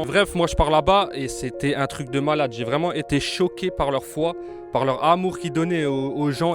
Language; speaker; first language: French; native; French